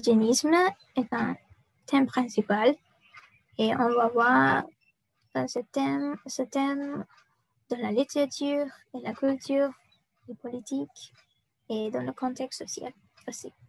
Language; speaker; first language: French; non-native, learner; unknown